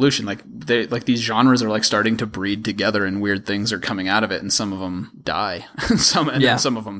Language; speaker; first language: English; native; English